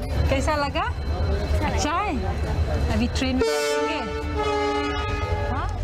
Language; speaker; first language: Hindi; non-native, local second language; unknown